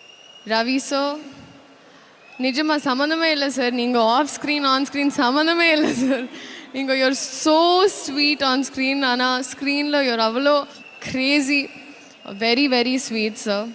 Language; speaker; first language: Tamil; non-native, learner; Telugu